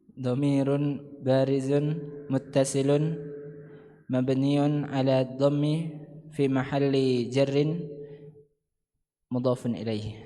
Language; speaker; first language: Arabic; non-native, learner; Indonesian